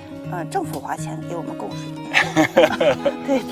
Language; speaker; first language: Chinese; native; Chinese